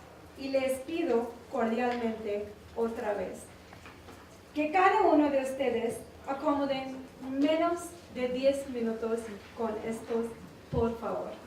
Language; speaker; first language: Spanish; non-native, learner; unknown